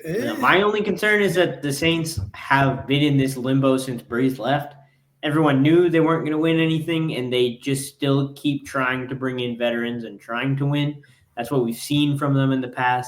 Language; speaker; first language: English; native; English